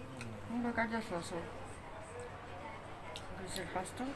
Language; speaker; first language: Turkish; non-native, learner; Russian